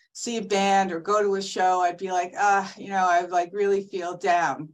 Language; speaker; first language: English; native; English